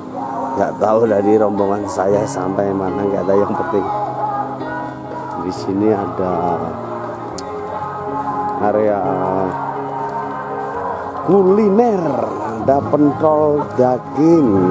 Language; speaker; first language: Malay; non-native, local second language; Javanese